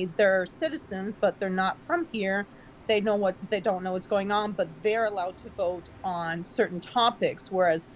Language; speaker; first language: English; native; English